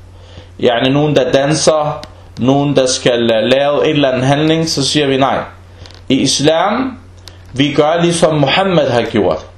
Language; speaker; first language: Danish; early bilingual, other home language; Arabic